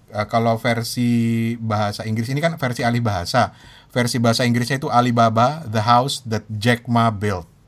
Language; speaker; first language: Indonesian; native; Indonesian